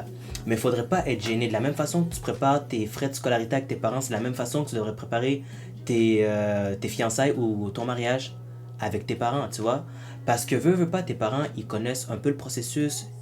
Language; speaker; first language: French; native; French